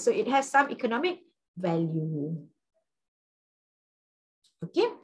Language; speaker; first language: English; non-native, local second language; Malay